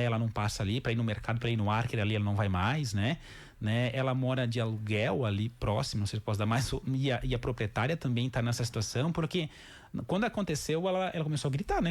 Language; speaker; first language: Portuguese; native; Portuguese